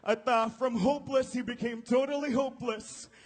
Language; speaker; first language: English; non-native, local second language; Filipino